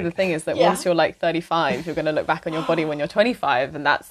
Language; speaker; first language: English; native; English